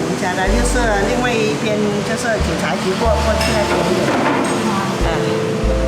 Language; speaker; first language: Chinese; early bilingual, heritage; Chinese